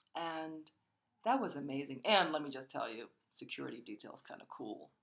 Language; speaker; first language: English; early bilingual, other home language; Korean